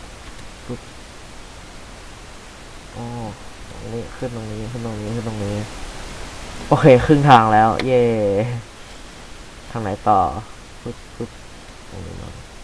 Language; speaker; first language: Thai; native; Thai